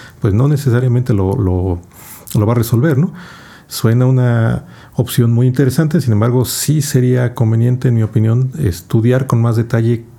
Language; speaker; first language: Spanish; native; Spanish